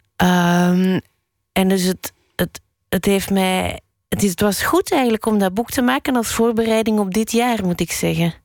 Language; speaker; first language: Dutch; native; Dutch